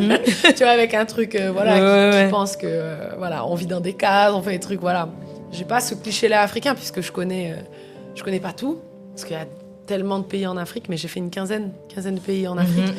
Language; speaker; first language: French; native; French